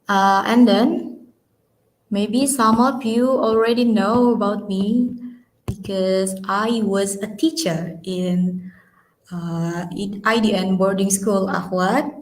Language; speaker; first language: English; non-native, learner; Indonesian